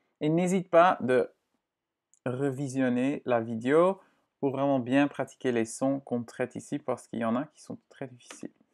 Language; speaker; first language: French; non-native, fluent; Dutch